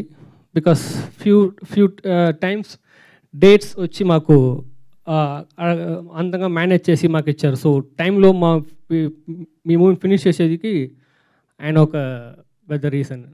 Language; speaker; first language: Telugu; non-native, learner; Tamil